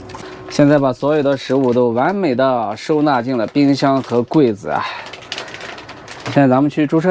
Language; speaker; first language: Chinese; native; Chinese